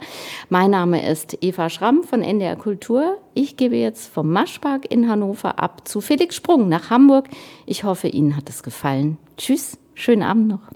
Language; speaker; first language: German; native; German